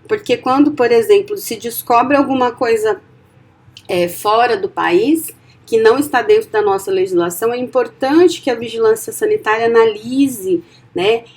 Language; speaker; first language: Portuguese; native; Portuguese